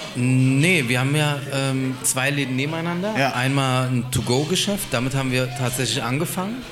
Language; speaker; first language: German; native; German